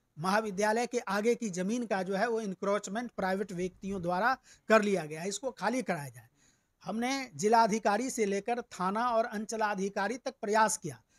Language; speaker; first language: Hindi; native; Hindi